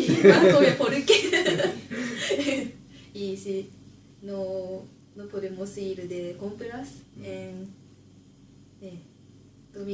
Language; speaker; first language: Spanish; non-native, learner; Japanese